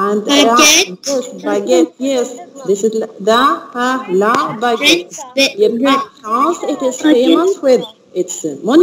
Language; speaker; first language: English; non-native, learner; Arabic